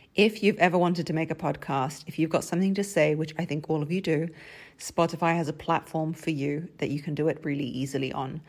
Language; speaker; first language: English; early bilingual, other home language; Russian